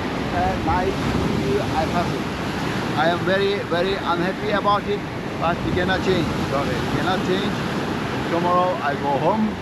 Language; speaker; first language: English; non-native, learner; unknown